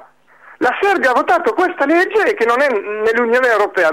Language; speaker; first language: Italian; non-native, fluent; French